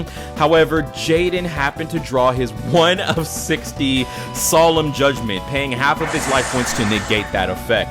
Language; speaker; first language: English; native; English